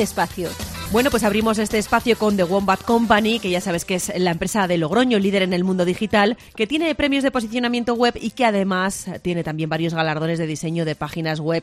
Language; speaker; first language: Spanish; native; Spanish